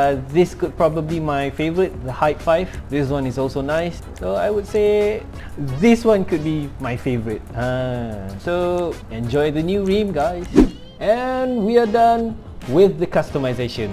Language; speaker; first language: English; non-native, local second language; Malay